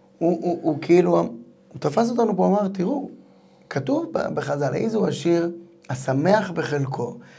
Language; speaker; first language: Hebrew; native; Hebrew